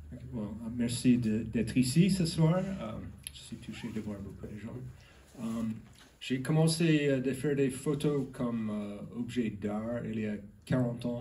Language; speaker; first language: French; non-native, learner; English